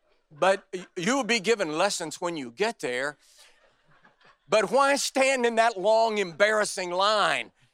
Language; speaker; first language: English; native; English